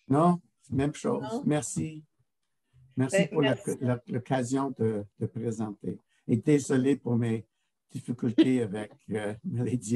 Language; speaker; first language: French; non-native, local second language; English